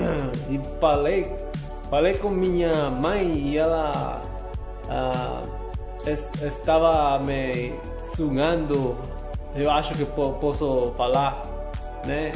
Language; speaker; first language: Portuguese; non-native, learner; Spanish